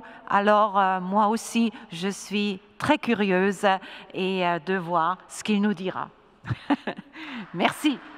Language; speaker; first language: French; non-native, fluent; German